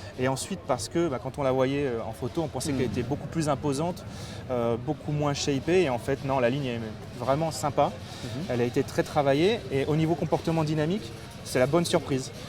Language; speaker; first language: French; native; French